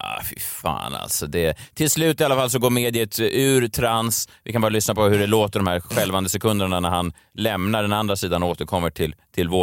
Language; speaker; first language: Swedish; native; Swedish